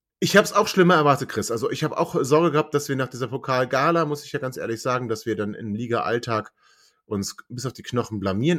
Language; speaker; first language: German; native; German